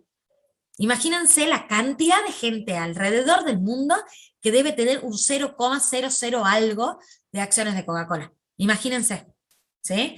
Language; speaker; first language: Spanish; native; Spanish